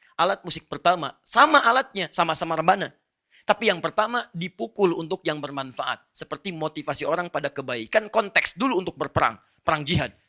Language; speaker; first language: Indonesian; non-native, fluent; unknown